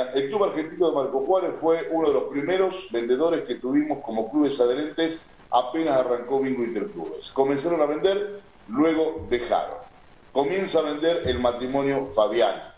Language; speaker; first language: Spanish; native; Spanish